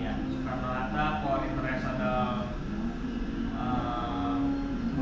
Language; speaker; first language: English; non-native, learner; Indonesian